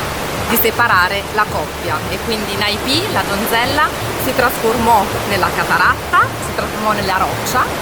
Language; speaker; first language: Italian; native; Italian